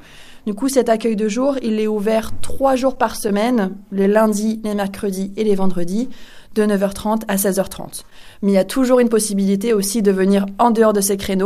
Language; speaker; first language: French; native; French